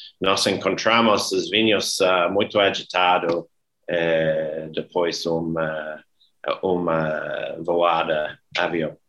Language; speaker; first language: Portuguese; non-native, learner; English